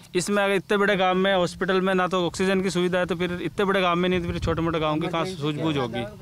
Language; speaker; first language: Hindi; native; Hindi